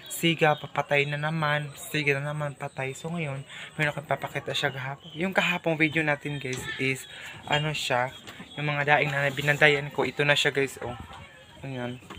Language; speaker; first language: Filipino; non-native, local second language; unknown